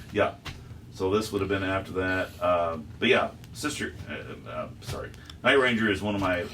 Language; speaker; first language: English; native; English